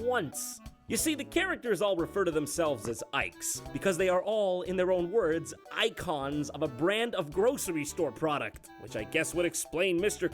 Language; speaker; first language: English; native; English